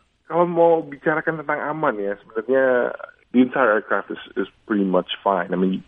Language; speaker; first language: English; early bilingual, other home language; Indonesian